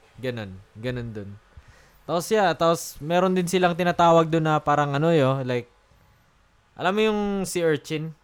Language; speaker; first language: Filipino; non-native, local second language; Cebuano